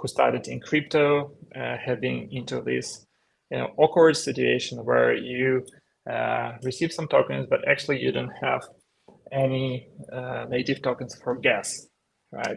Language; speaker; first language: English; non-native, fluent; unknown